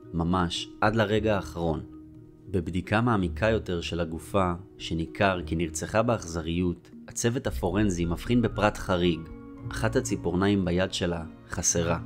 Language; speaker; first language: Hebrew; native; Hebrew